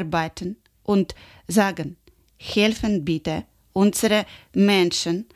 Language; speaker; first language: German; non-native, learner; Ukrainian